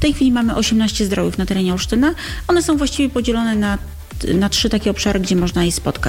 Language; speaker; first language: Polish; native; Polish